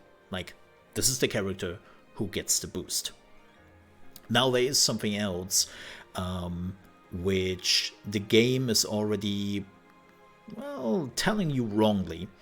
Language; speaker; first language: English; non-native, fluent; German